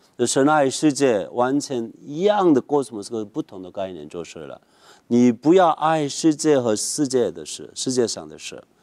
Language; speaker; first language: Chinese; non-native, fluent; Korean